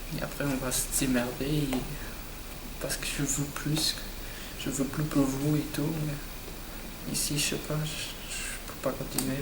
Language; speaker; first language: French; non-native, learner; Portuguese